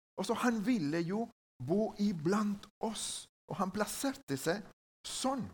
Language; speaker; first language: Norwegian; non-native, learner; Spanish